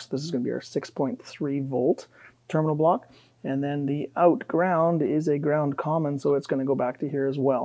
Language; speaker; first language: English; native; English